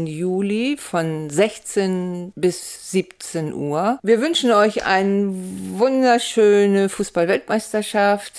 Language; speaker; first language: German; native; German